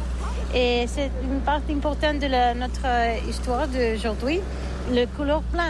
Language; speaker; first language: French; non-native, learner; Catalan